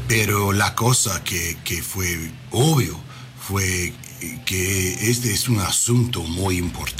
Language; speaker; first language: Spanish; non-native, learner; English